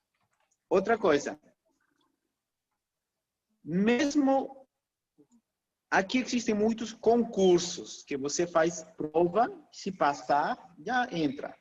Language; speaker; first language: Portuguese; non-native, fluent; Spanish